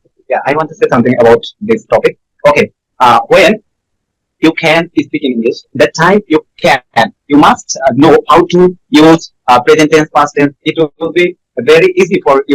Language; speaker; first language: English; non-native, learner; Bangla